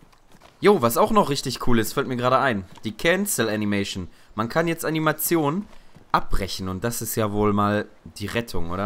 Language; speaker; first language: German; native; German